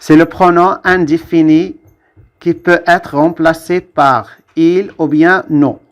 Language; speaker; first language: French; non-native, local second language; Arabic